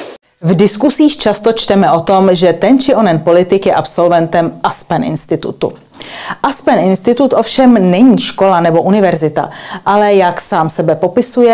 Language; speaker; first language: Czech; native; Czech